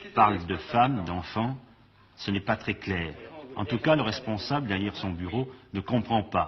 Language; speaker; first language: French; native; French